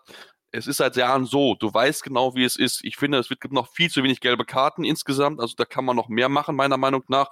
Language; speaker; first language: German; native; German